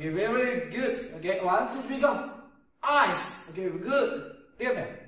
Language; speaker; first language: English; non-native, learner; Vietnamese